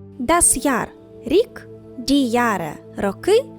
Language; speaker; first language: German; non-native, fluent; Ukrainian